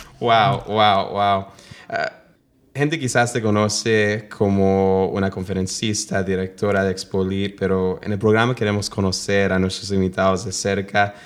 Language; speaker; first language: Spanish; early bilingual, heritage; English